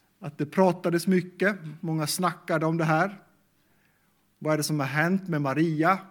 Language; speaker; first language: Swedish; native; Swedish